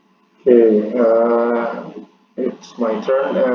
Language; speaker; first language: English; non-native, learner; Indonesian